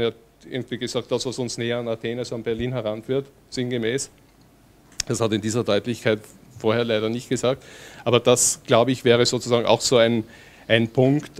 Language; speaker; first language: German; native; German